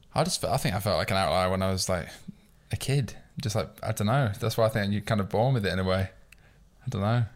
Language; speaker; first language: English; native; English